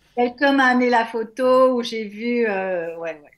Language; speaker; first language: French; native; French